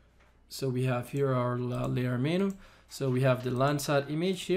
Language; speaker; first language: English; non-native, fluent; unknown